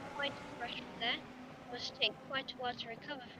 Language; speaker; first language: English; native; English